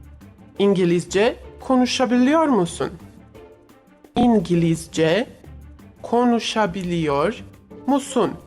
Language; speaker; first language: Turkish; non-native, fluent; Bosnian